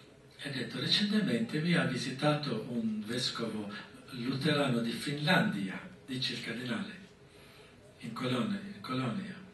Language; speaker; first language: Italian; non-native, fluent; German